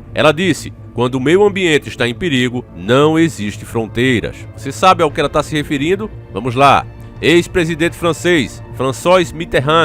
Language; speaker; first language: Portuguese; native; Portuguese